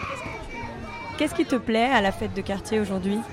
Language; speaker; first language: French; native; French